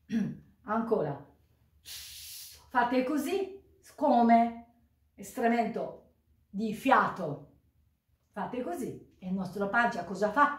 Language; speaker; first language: Italian; non-native, learner; Japanese